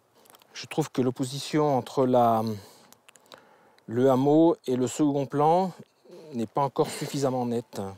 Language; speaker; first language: French; native; French